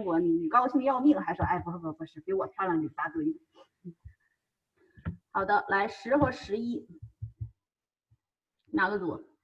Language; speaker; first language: Chinese; native; Chinese